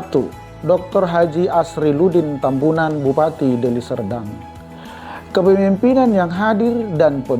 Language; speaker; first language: Indonesian; native; Indonesian